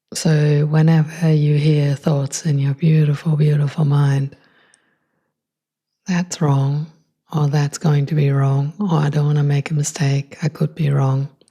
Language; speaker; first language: English; non-native, fluent; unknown